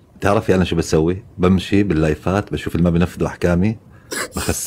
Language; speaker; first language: Arabic; native; Arabic